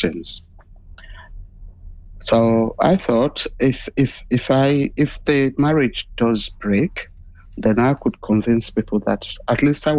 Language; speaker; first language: English; non-native, local second language; Yoruba